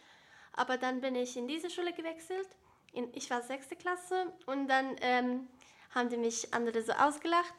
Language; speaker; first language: German; early bilingual, other home language; Bosnian